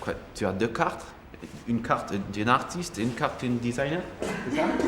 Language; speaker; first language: French; non-native, learner; English